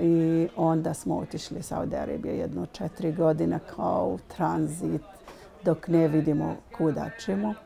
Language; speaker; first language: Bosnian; non-native, learner; Arabic